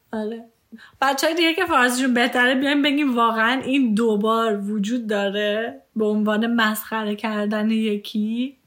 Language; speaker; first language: Persian; early bilingual, heritage; Persian